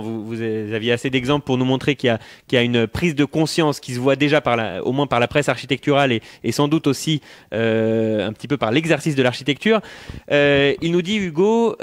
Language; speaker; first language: French; native; French